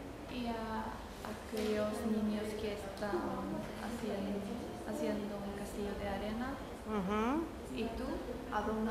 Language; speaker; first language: Spanish; non-native, learner; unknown